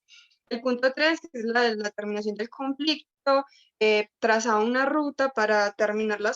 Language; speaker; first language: Spanish; native; Spanish